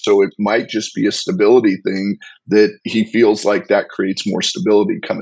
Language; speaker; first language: English; native; English